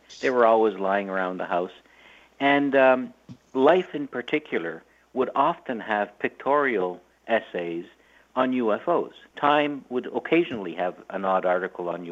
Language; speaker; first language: English; native; English